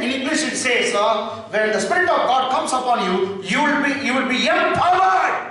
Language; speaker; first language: English; non-native, local second language; Tamil